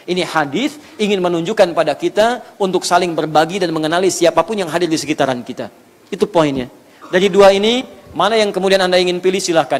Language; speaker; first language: Indonesian; native; Indonesian